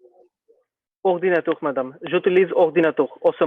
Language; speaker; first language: French; non-native, learner; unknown